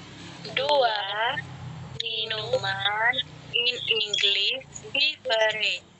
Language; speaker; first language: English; non-native, learner; Indonesian